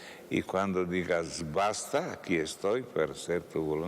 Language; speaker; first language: Spanish; non-native, fluent; Italian